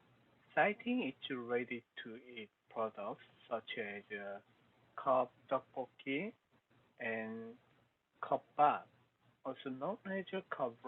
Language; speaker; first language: English; non-native, learner; Korean